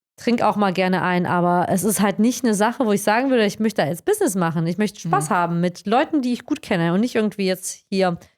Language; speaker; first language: German; early bilingual, other home language; Croatian